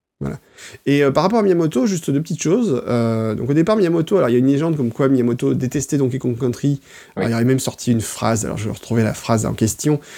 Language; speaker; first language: French; native; French